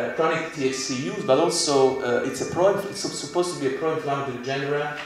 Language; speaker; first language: English; non-native, fluent; Italian